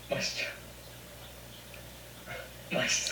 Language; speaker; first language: Korean; non-native, fluent; Chinese